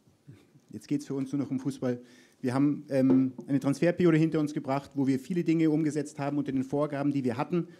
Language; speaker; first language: German; native; German